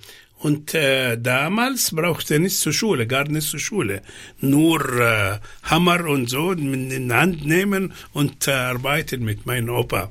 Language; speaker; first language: German; non-native, fluent; Arabic